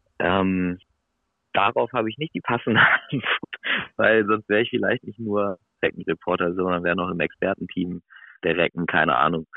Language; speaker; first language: German; native; German